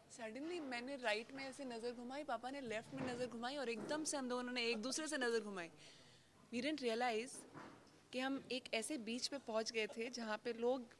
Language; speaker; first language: Hindi; native; Hindi